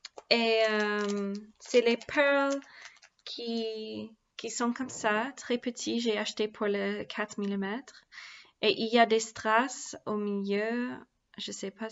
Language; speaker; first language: French; non-native, learner; English